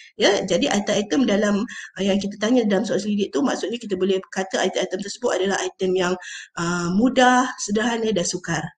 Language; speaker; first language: Malay; native; Malay